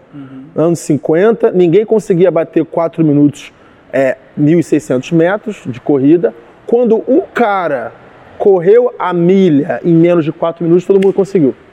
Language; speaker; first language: Portuguese; native; Portuguese